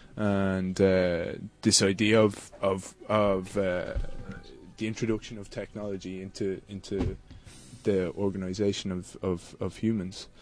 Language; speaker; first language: English; native; English